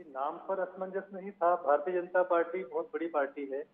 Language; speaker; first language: Hindi; native; Hindi